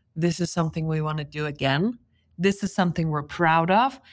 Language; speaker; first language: English; non-native, fluent; Lithuanian